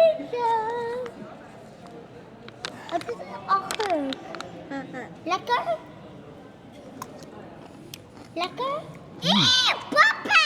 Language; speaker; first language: Dutch; early bilingual, other home language; Persian